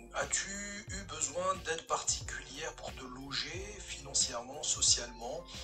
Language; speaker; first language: French; non-native, local second language; Kabyle